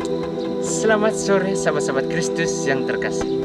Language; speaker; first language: Indonesian; native; Indonesian